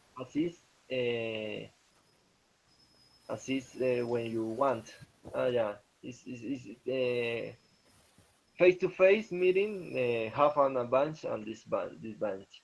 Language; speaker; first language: English; non-native, learner; Spanish